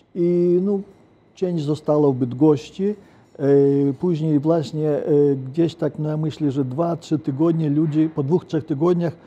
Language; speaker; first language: Polish; non-native, fluent; Ukrainian